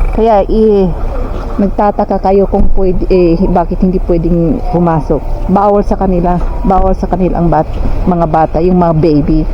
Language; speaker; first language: Filipino; native; Filipino